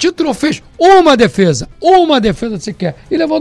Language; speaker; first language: Portuguese; native; Portuguese